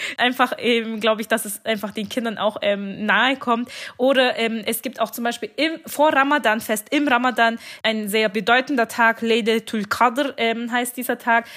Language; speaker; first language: German; early bilingual, other home language; Turkish